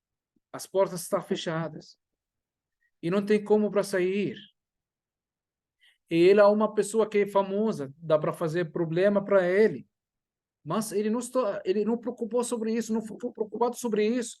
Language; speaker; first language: Portuguese; non-native, fluent; Arabic